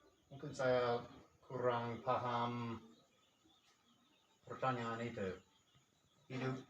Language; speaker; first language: Indonesian; non-native, fluent; English